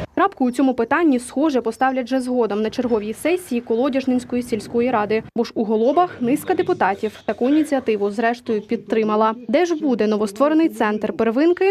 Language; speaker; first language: Ukrainian; native; Ukrainian